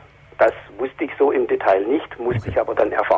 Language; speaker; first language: German; native; German